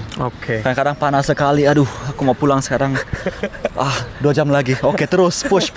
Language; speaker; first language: Indonesian; early bilingual, heritage; Indonesian